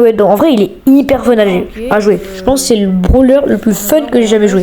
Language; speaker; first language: French; native; French